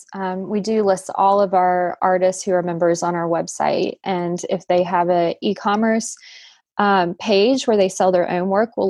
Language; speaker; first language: English; native; English